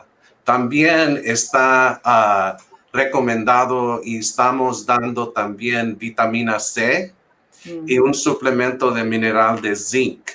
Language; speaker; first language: Spanish; early bilingual, heritage; English